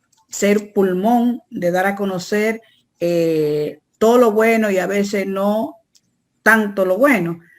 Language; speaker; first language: Spanish; native; Spanish